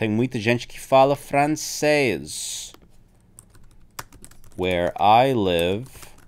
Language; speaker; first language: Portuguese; non-native, fluent; English